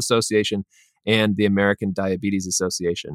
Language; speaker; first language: English; native; English